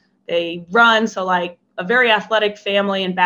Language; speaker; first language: English; native; English